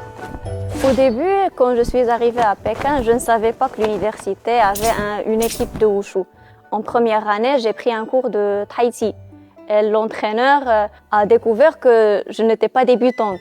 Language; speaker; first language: French; non-native, local second language; Arabic